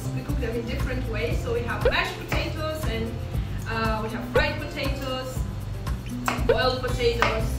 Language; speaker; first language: English; non-native, fluent; Romanian